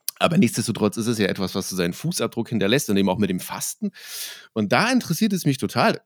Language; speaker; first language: German; native; German